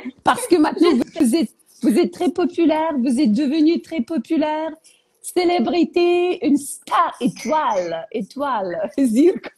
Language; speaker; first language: French; non-native, fluent; Ukrainian